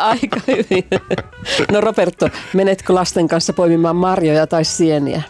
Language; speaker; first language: Finnish; native; Finnish